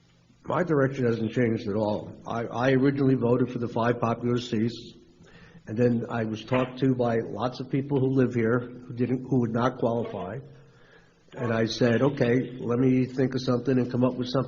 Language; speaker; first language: English; native; English